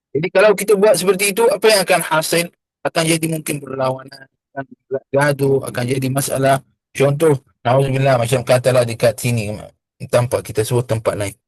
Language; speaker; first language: Malay; non-native, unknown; Arabic